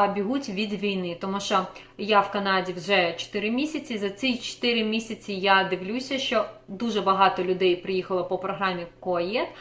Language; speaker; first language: Ukrainian; non-native, local second language; Russian